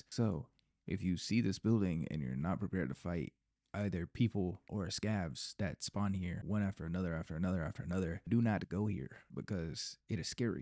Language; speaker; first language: English; native; English